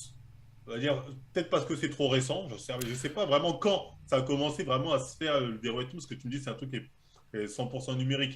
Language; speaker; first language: French; native; French